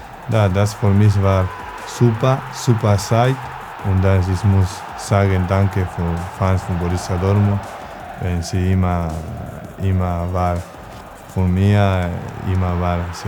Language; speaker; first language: German; non-native, learner; Spanish